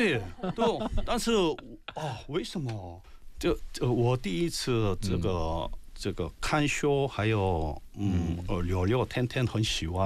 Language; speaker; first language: Chinese; non-native, learner; Korean